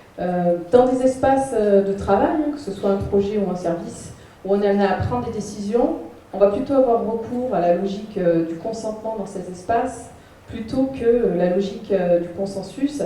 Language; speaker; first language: French; native; French